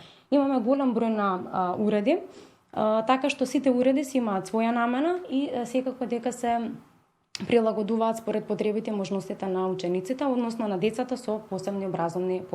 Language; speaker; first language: Macedonian; native; Macedonian